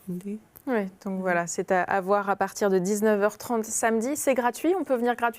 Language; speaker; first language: French; native; French